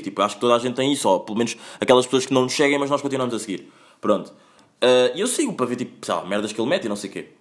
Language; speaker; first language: Portuguese; native; Portuguese